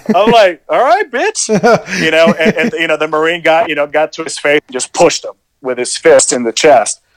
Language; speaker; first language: English; early bilingual, other home language; Spanish